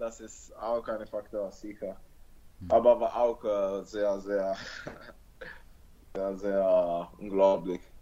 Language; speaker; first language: German; non-native, learner; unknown